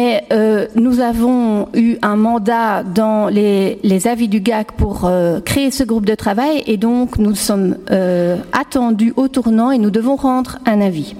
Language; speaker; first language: French; native; French